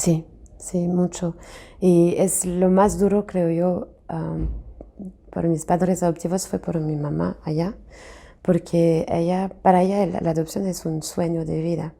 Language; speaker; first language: Spanish; non-native, fluent; French